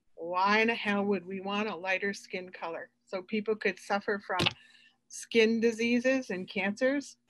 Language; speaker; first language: English; native; English